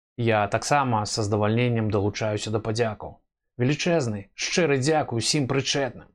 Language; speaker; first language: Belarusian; native; Belarusian